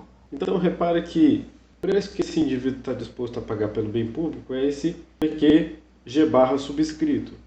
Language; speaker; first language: Portuguese; native; Portuguese